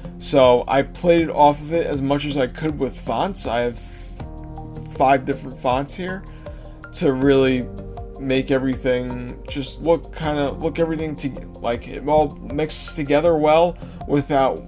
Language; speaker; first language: English; native; English